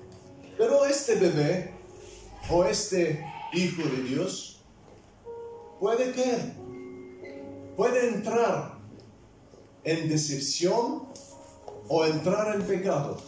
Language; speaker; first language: Spanish; non-native, fluent; Bulgarian